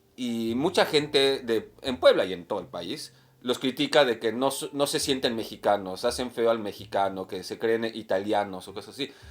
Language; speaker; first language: Spanish; native; Spanish